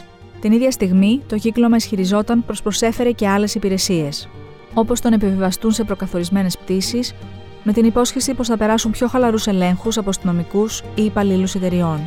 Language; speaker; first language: Greek; native; Greek